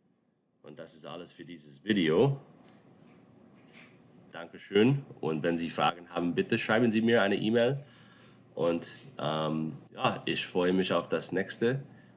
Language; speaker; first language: German; non-native, fluent; English